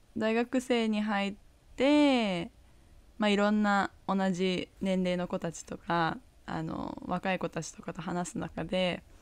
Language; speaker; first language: Japanese; native; Japanese